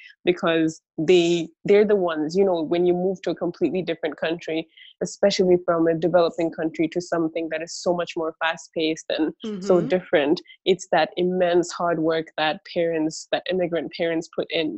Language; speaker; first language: English; early bilingual, other home language; Bangla